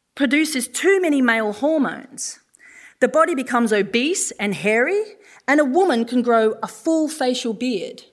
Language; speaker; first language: English; native; English